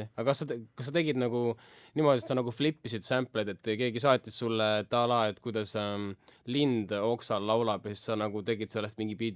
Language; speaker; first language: Estonian; native; Estonian